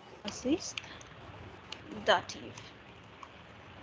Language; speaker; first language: German; non-native, fluent; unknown